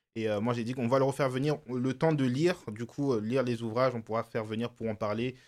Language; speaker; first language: French; early bilingual, other home language; Lingala